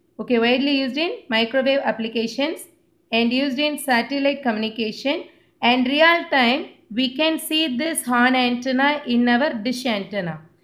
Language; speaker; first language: English; non-native, local second language; Tamil